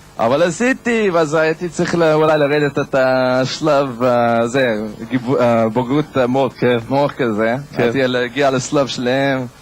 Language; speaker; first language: Hebrew; non-native, learner; English